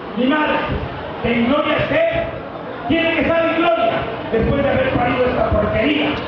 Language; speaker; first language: Spanish; native; Spanish